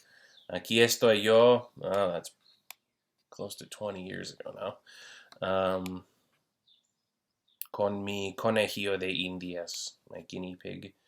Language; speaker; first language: Spanish; non-native, fluent; English